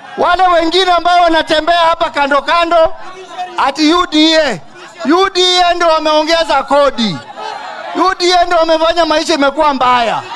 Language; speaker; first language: Swahili; non-native, local second language; Luyia